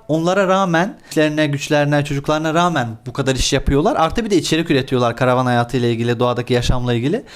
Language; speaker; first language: Turkish; native; Turkish